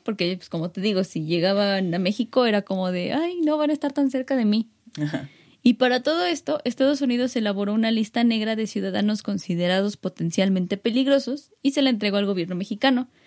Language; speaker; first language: Spanish; native; Spanish